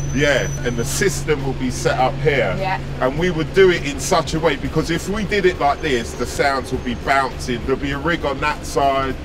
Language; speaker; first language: English; native; English